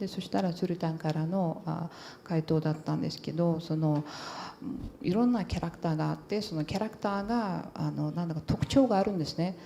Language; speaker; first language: Japanese; non-native, fluent; Portuguese